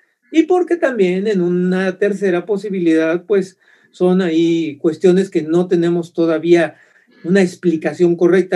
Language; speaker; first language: Spanish; native; Spanish